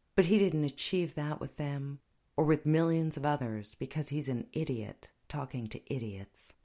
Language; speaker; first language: English; native; English